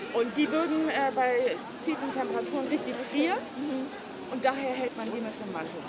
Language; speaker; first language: German; native; German